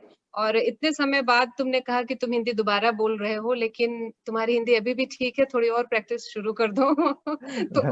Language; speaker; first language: Hindi; native; Hindi